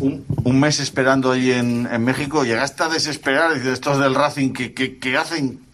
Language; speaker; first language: Spanish; native; Spanish